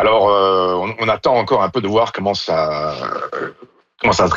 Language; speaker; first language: French; native; French